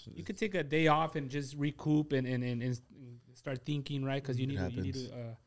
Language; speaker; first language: English; early bilingual, other home language; Spanish